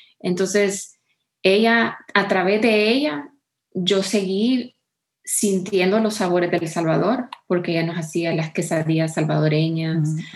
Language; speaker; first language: Spanish; early bilingual, heritage; Spanish